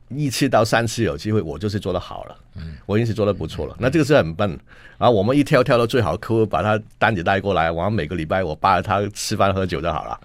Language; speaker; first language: Chinese; non-native, local second language; Cantonese